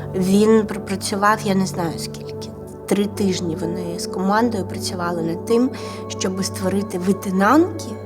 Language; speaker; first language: Ukrainian; non-native, local second language; Russian